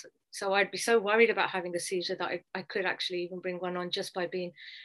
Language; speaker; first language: English; native; English